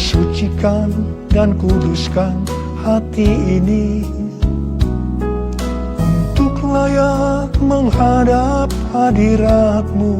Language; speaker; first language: Indonesian; native; Indonesian